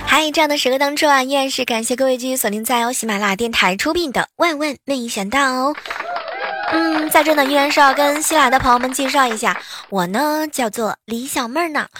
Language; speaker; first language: Chinese; native; Chinese